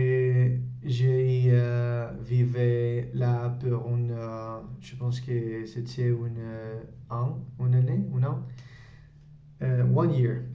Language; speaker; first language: French; non-native, learner; Spanish